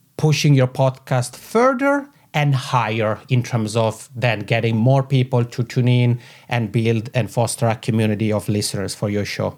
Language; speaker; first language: English; non-native, fluent; Italian